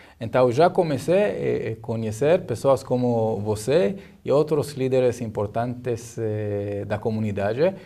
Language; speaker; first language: Portuguese; non-native, learner; Hebrew